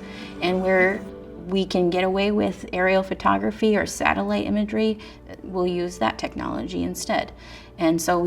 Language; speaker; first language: English; native; English